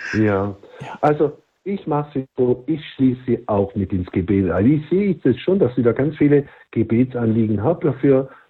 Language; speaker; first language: German; native; German